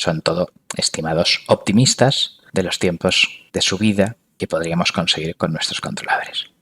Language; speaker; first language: Spanish; native; Spanish